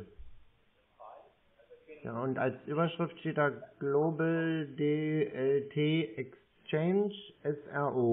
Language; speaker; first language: German; native; German